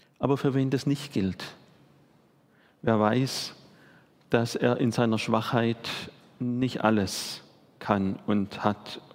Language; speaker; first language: German; native; German